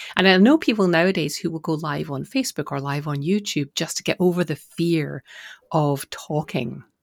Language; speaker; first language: English; native; English